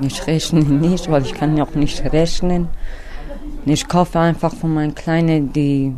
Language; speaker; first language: German; non-native, learner; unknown